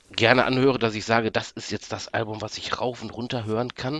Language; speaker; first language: German; native; German